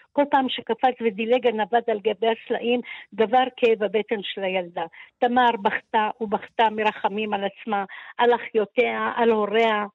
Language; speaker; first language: Hebrew; early bilingual, other home language; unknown